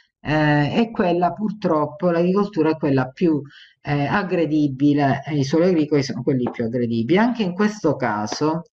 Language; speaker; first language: Italian; native; Italian